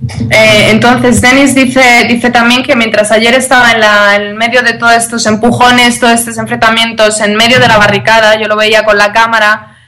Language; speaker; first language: Spanish; native; Spanish